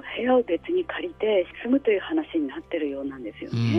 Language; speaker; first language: Japanese; native; Japanese